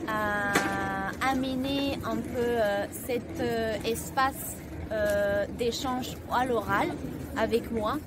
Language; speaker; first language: French; non-native, fluent; Spanish